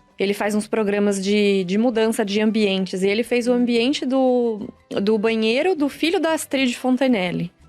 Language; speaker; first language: Portuguese; native; Portuguese